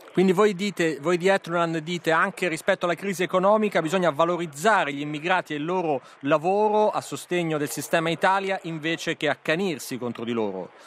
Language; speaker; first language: Italian; native; Italian